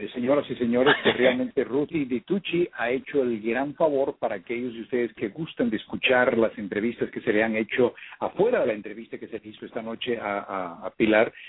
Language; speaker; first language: Spanish; early bilingual, heritage; Spanish